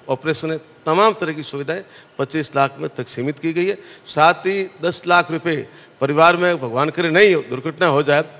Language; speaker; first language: Hindi; native; Hindi